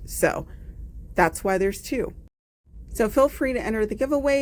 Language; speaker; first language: English; native; English